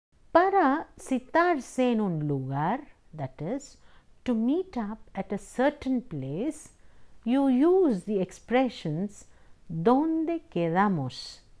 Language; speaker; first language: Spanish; non-native, fluent; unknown